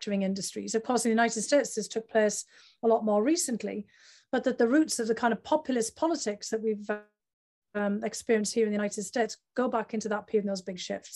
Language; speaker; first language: English; native; English